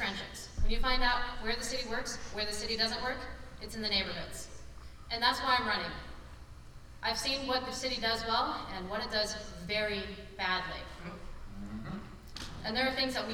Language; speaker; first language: English; native; English